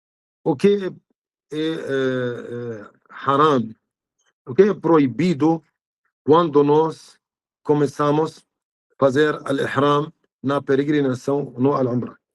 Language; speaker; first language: Portuguese; non-native, fluent; Arabic